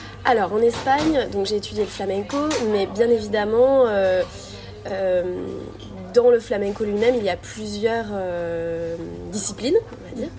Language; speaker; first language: French; native; French